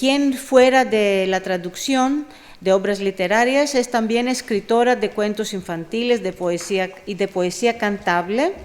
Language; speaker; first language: Spanish; non-native, fluent; Greek